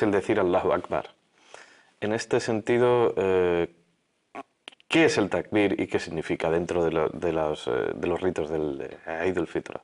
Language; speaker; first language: Spanish; native; Spanish